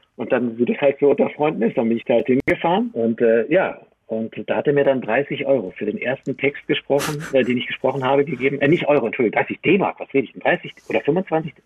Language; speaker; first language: German; early bilingual, other home language; Romanian